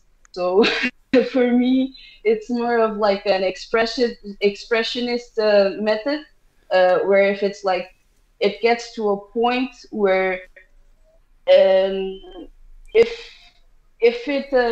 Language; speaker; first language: English; non-native, fluent; Portuguese